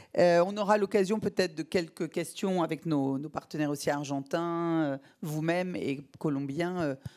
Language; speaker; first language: French; native; French